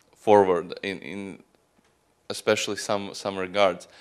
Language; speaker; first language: English; non-native, fluent; Croatian